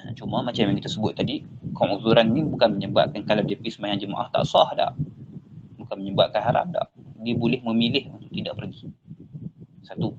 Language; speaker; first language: Malay; native; Malay